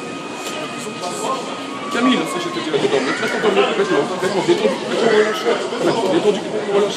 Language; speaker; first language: French; native; French